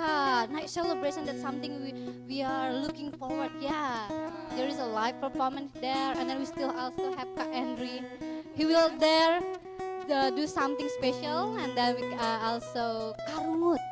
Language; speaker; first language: English; non-native, fluent; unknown